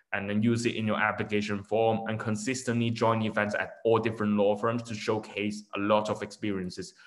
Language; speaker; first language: English; non-native, local second language; Cantonese